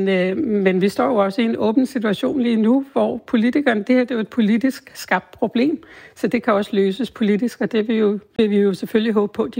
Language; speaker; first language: Danish; native; Danish